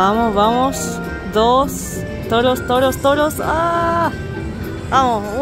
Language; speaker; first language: Spanish; native; Spanish